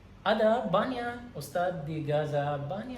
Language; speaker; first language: Indonesian; non-native, learner; Arabic